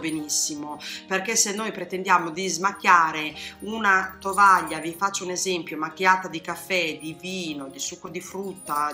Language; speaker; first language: Italian; native; Italian